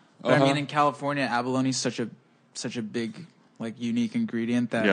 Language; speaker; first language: English; early bilingual, other home language; Spanish